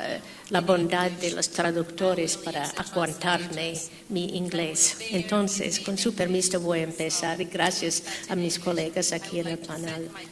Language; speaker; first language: Spanish; non-native, fluent; English